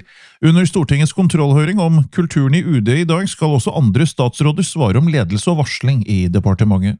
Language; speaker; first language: Norwegian; native; Norwegian